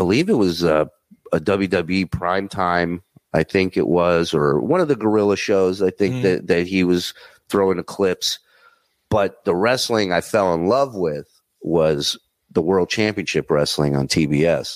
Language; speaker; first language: English; native; English